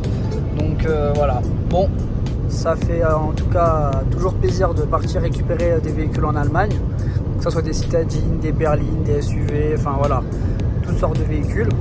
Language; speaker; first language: French; native; French